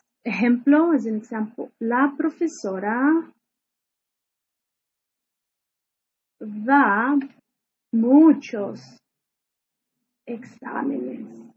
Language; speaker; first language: Spanish; non-native, fluent; English